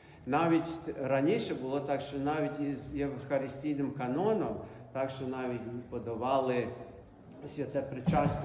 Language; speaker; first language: Ukrainian; early bilingual, heritage; Ukrainian